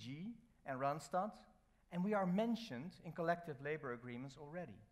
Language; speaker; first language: English; non-native, fluent; Dutch